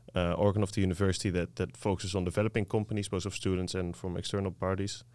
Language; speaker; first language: English; non-native, fluent; Dutch